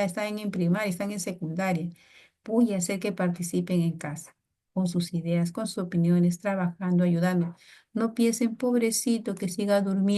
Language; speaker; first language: Spanish; native; Spanish